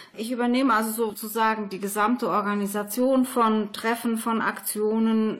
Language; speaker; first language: German; native; German